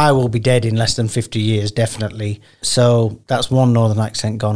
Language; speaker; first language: English; native; English